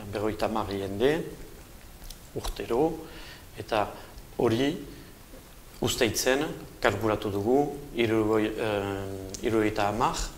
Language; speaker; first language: Basque; native; Basque